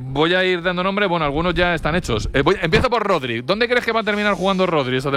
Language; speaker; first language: Spanish; native; Spanish